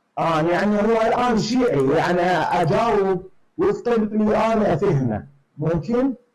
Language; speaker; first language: Arabic; native; Arabic